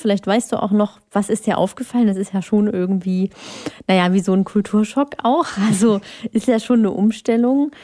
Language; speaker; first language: German; native; German